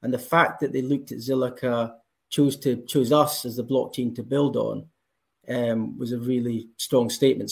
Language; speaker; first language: English; native; English